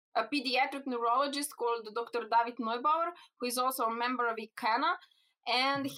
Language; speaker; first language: English; non-native, fluent; Slovenian